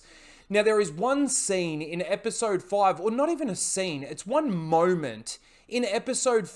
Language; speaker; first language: English; native; English